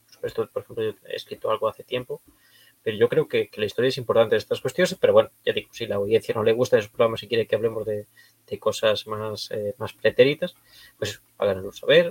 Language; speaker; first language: Spanish; native; Spanish